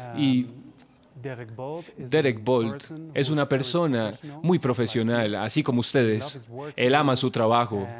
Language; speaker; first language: Spanish; non-native, fluent; Dutch